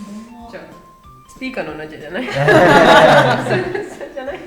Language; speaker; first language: Japanese; non-native, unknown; Spanish